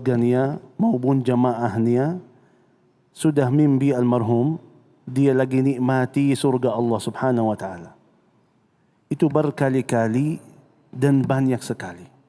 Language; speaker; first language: Indonesian; non-native, fluent; Arabic